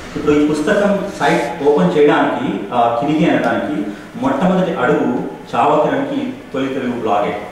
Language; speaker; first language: Telugu; native; Telugu